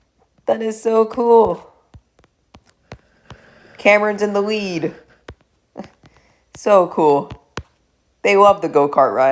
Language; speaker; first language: English; native; English